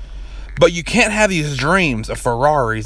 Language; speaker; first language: English; native; English